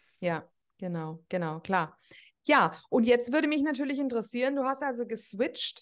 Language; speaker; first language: German; native; German